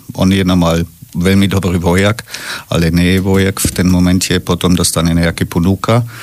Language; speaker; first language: Slovak; non-native, learner; German